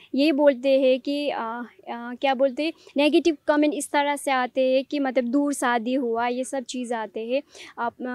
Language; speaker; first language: Hindi; non-native, local second language; Nepali